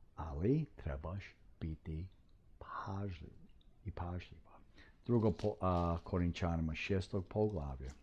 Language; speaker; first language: Croatian; early bilingual, heritage; Croatian